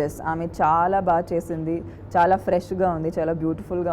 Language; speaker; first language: Telugu; non-native, local second language; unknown